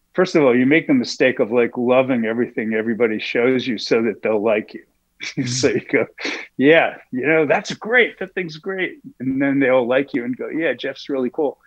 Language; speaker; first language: English; native; English